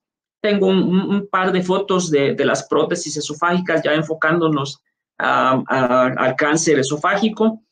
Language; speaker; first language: Spanish; native; Spanish